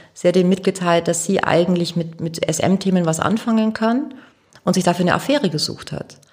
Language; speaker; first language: German; native; German